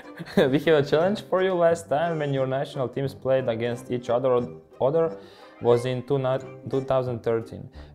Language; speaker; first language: English; non-native, learner; Croatian